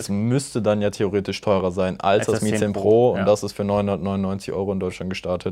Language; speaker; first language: German; native; German